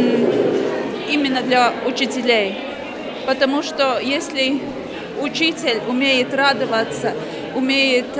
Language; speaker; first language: Russian; non-native, fluent; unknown